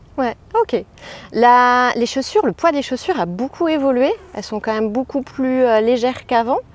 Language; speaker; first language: French; native; French